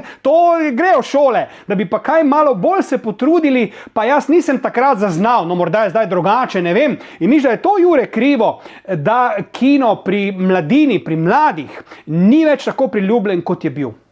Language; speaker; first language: Slovenian; native; Slovenian